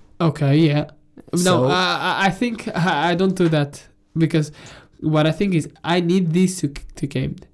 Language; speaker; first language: English; non-native, fluent; Portuguese